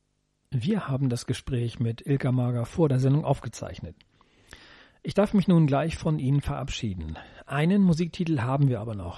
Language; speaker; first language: German; native; German